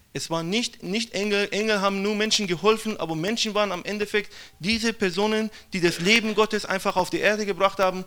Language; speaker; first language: German; non-native, fluent; Persian